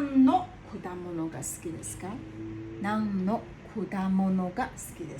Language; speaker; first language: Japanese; non-native, fluent; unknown